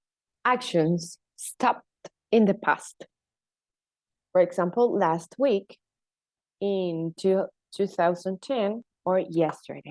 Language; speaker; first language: English; non-native, fluent; Spanish